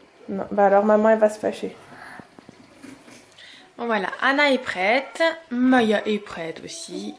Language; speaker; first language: French; native; French